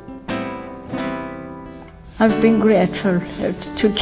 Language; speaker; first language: English; native; English